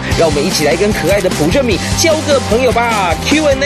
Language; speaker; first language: Chinese; native; Chinese